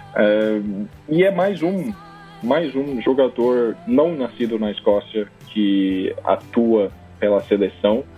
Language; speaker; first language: Portuguese; non-native, fluent; English